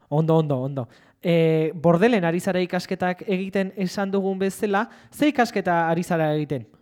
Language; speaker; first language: Basque; native; Basque